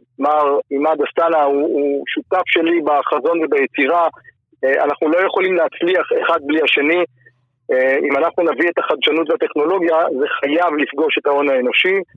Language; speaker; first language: Hebrew; native; Hebrew